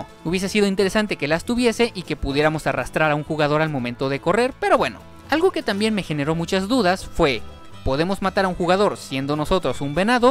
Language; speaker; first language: Spanish; native; Spanish